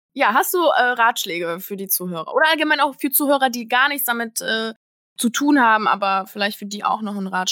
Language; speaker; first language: German; native; German